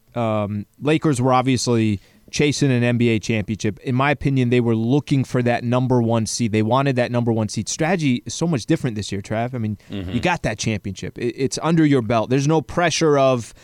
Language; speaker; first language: English; native; English